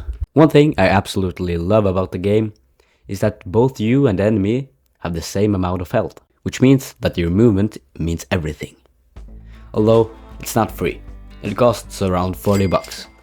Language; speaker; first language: English; non-native, fluent; Norwegian